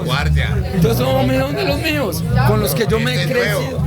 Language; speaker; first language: Spanish; native; Spanish